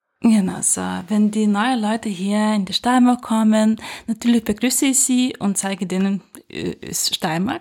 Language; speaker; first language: German; non-native, fluent; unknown